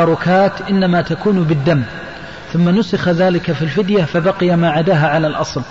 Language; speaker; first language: Arabic; native; Arabic